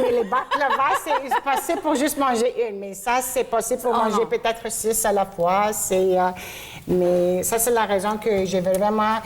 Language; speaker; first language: French; non-native, local second language; Greek